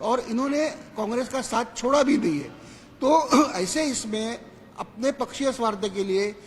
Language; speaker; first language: Hindi; non-native, local second language; Marathi